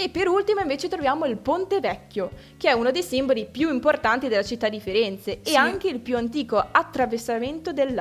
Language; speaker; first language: Italian; native; Italian